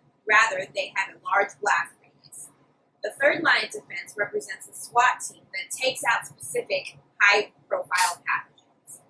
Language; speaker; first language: English; native; English